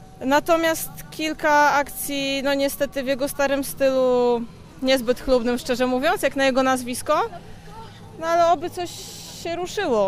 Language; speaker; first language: Polish; native; Polish